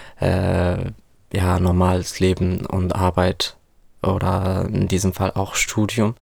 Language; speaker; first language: German; non-native, fluent; Arabic